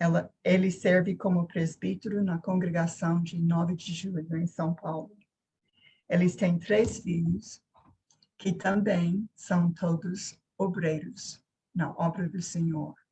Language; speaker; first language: Portuguese; non-native, fluent; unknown